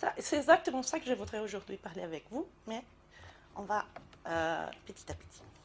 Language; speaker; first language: French; non-native, fluent; Portuguese